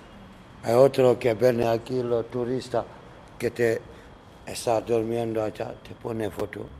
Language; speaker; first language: Spanish; non-native, learner; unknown